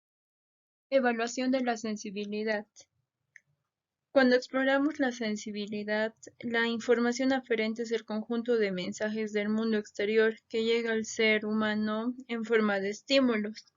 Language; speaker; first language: Spanish; native; Spanish